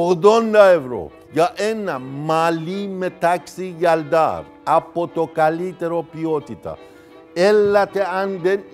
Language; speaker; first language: Greek; non-native, fluent; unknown